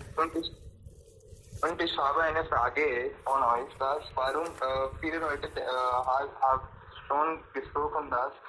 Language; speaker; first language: German; non-native, learner; Hindi